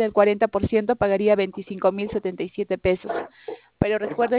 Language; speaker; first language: Spanish; native; Spanish